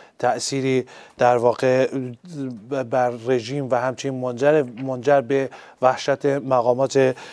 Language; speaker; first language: Persian; non-native, local second language; Central Kurdish